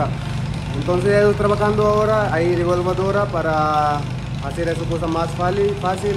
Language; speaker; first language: Spanish; non-native, learner; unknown